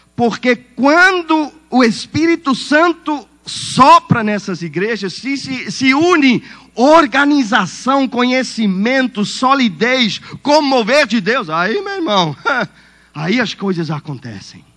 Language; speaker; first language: Portuguese; non-native, fluent; Swiss German